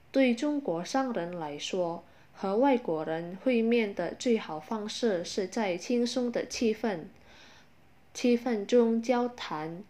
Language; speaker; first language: Chinese; non-native, fluent; Indonesian